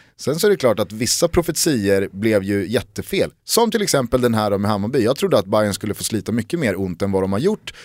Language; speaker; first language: Swedish; native; Swedish